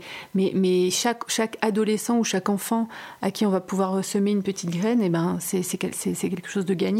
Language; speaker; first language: French; native; French